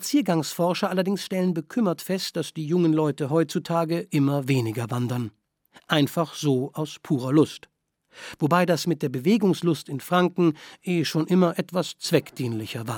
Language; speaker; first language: German; native; German